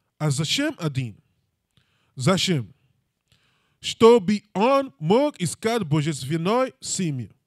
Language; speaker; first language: Russian; non-native, learner; English